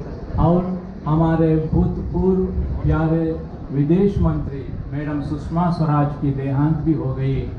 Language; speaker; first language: Hindi; non-native, local second language; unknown